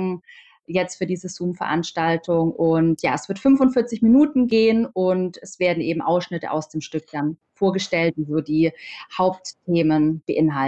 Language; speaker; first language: German; native; German